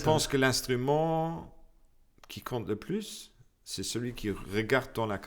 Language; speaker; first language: French; non-native, local second language; Luxembourgish